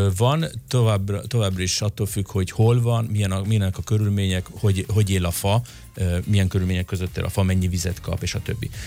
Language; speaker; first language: Hungarian; early bilingual, other home language; Italian